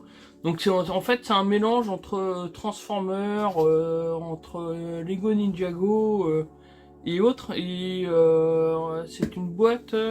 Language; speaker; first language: French; native; French